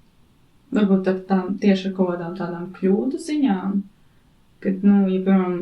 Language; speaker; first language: Latvian; native; Latvian